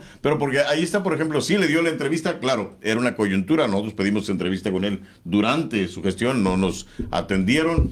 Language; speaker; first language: Spanish; native; Spanish